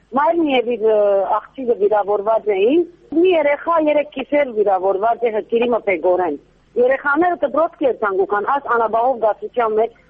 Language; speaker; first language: Armenian; early bilingual, heritage; Armenian